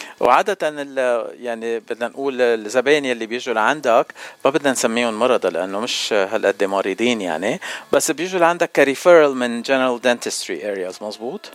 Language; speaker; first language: Arabic; native; Arabic